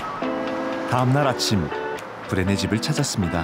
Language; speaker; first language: Korean; native; Korean